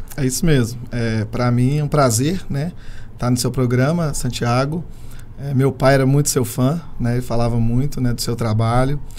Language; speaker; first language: Portuguese; native; Portuguese